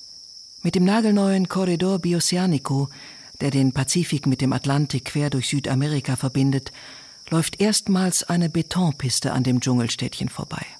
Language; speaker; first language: German; native; German